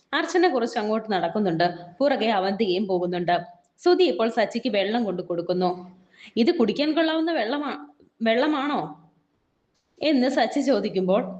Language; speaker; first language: Malayalam; native; Malayalam